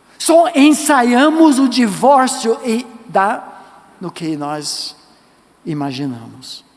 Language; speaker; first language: Portuguese; non-native, fluent; English